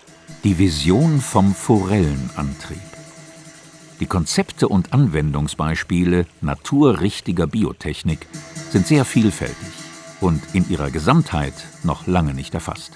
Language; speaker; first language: German; native; German